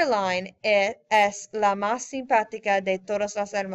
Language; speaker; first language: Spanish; non-native, fluent; English